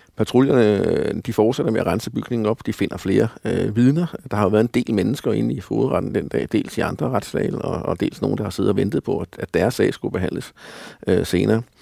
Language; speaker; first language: Danish; native; Danish